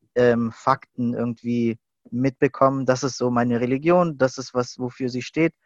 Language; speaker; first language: German; native; German